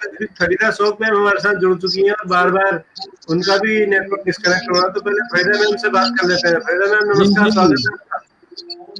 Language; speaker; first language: Hindi; native; Hindi